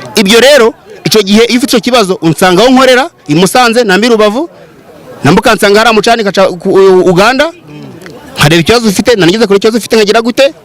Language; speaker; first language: Kinyarwanda; native; Kinyarwanda